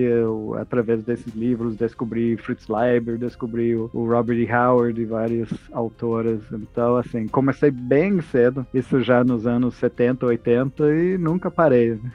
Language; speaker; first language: Portuguese; non-native, fluent; English